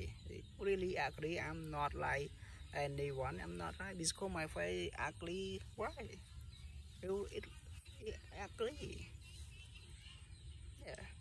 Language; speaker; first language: English; non-native, learner; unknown